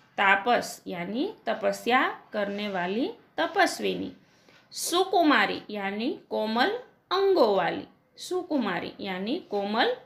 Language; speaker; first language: Hindi; non-native, local second language; Gujarati